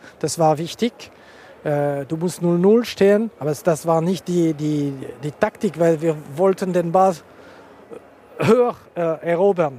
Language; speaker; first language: German; non-native, local second language; French